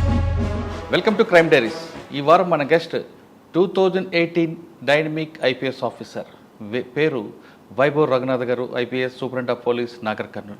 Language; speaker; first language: Telugu; native; Telugu